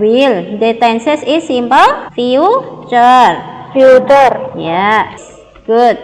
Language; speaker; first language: English; non-native, learner; Indonesian